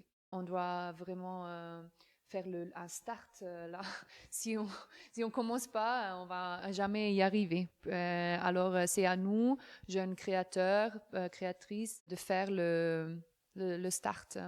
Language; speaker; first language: French; non-native, fluent; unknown